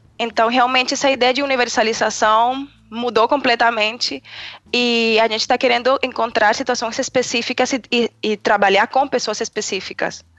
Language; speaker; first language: Portuguese; non-native, fluent; Spanish